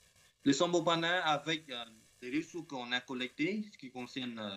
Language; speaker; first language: French; non-native, learner; Khmer